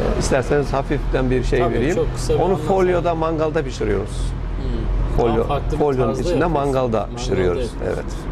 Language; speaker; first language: Turkish; native; Turkish